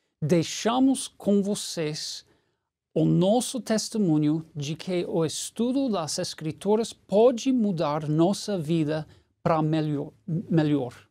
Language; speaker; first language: Portuguese; non-native, fluent; English